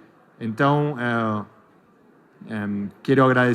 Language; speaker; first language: Portuguese; non-native, fluent; Spanish